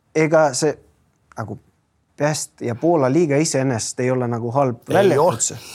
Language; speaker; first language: Estonian; non-native, local second language; Russian